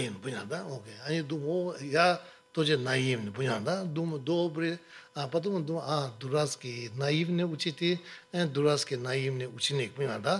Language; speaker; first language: Russian; non-native, learner; Tibetan